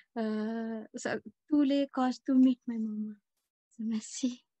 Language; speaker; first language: French; non-native, learner; Tamil